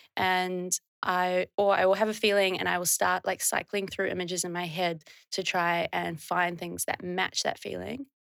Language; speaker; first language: English; native; English